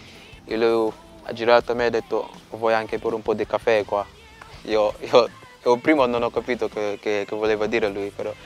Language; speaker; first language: Italian; non-native, fluent; Portuguese